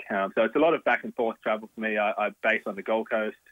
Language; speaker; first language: English; native; English